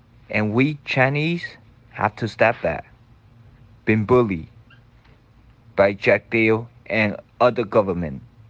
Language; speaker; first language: English; non-native, learner; Chinese